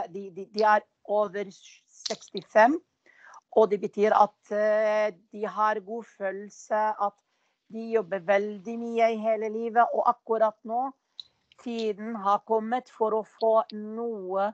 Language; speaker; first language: Norwegian; non-native, fluent; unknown